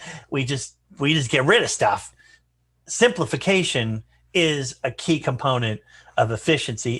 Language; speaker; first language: English; native; English